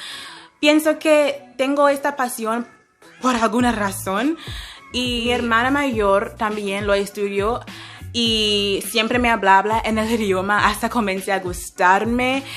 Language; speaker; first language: Spanish; non-native, fluent; English